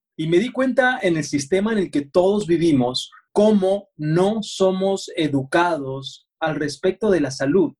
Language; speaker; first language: Spanish; native; Spanish